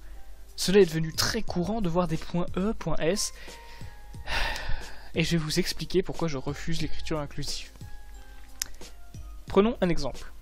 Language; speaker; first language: French; native; French